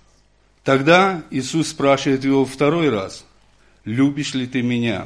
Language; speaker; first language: Russian; non-native, local second language; Ukrainian